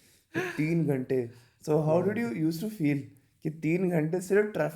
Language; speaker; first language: Hindi; native; Hindi